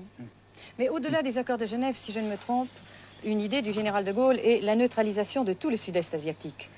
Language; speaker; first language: French; native; French